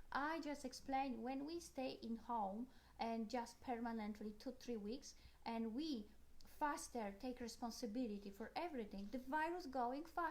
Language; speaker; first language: English; non-native, learner; Polish